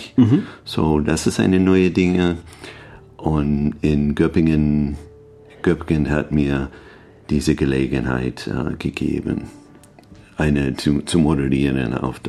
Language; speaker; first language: German; non-native, fluent; English